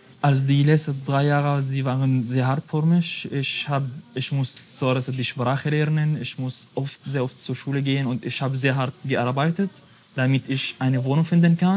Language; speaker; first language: German; non-native, fluent; Arabic